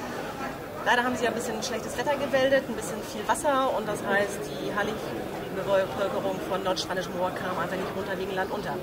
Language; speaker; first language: German; native; German